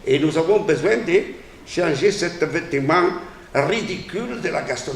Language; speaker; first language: French; non-native, fluent; Italian